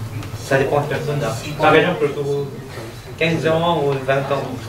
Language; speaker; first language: French; non-native, learner; Korean